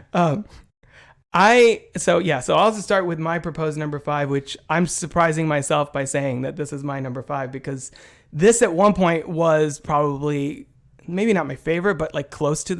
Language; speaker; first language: English; native; English